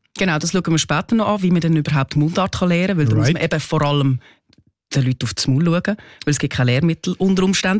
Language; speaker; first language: German; native; German